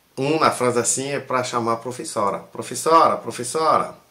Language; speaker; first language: Portuguese; non-native, fluent; French